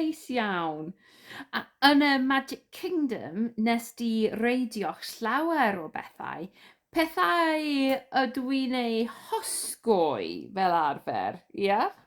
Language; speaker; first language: Welsh; non-native, fluent; English